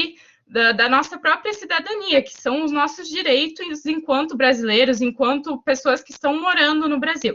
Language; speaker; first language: Portuguese; native; Portuguese